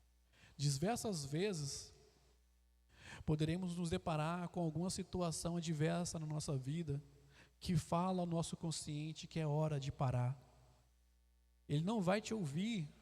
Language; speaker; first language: Portuguese; native; Portuguese